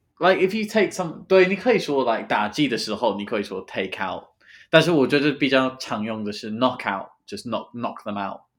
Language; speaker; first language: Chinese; non-native, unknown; English